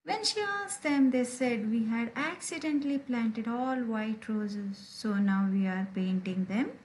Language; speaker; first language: English; non-native, local second language; Kannada